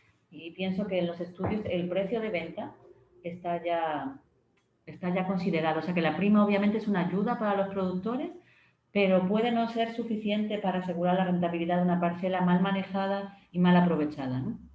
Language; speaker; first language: Spanish; native; Spanish